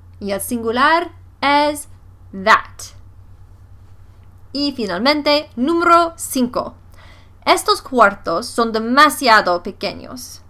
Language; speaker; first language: Spanish; non-native, fluent; English